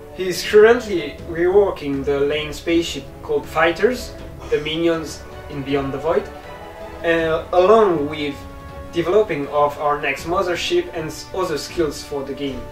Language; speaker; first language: English; non-native, fluent; French